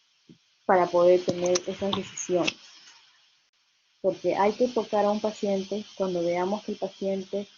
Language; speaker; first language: Spanish; native; Spanish